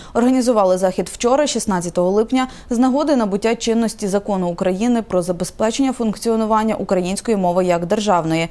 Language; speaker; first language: Ukrainian; native; Ukrainian